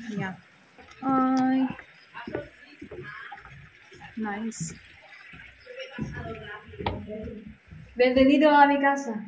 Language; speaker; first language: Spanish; non-native, learner; Filipino